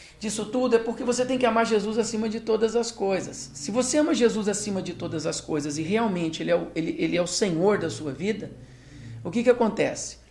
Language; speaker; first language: Portuguese; native; Portuguese